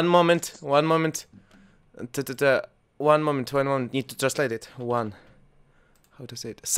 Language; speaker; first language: English; non-native, learner; Russian